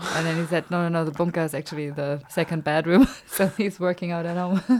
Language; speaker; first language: English; non-native, fluent; German